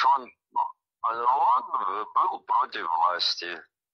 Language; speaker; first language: Russian; non-native, local second language; Abkhazian